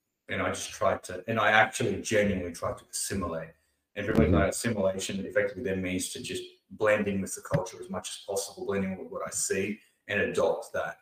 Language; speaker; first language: English; early bilingual, other home language; Punjabi